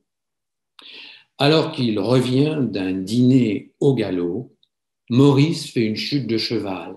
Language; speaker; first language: French; native; French